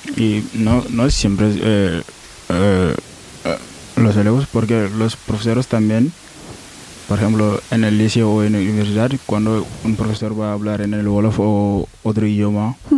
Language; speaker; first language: Spanish; non-native, learner; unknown